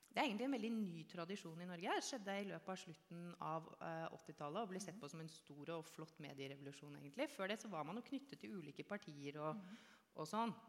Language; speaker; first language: Norwegian; native; Norwegian